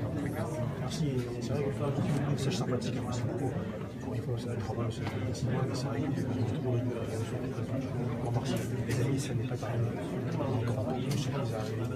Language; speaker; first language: French; native; French